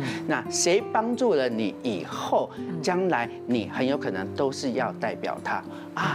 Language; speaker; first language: Chinese; native; Chinese